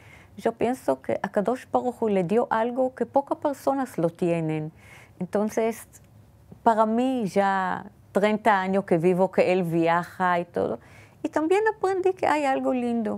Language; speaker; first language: Spanish; non-native, fluent; Hebrew